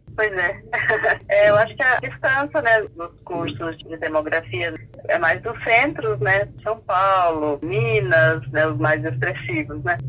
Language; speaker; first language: Portuguese; non-native, local second language; Guarani